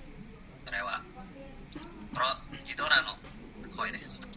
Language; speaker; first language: Japanese; non-native, learner; Indonesian